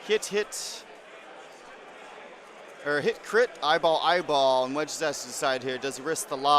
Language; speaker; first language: English; native; English